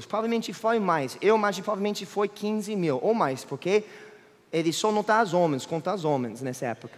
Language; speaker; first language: Portuguese; non-native, fluent; English